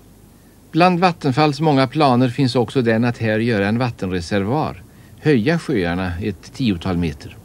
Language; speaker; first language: Swedish; native; Swedish